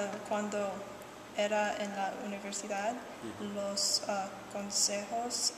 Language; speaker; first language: Spanish; non-native, learner; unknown